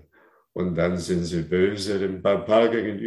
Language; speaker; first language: German; non-native, learner; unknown